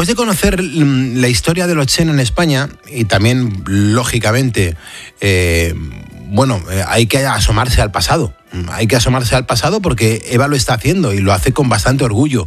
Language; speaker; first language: Spanish; native; Spanish